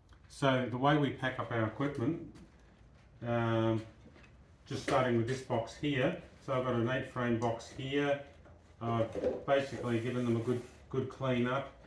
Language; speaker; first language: English; native; English